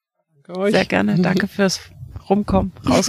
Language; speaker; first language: German; native; German